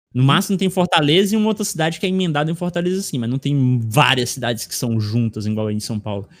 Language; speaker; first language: Portuguese; native; Portuguese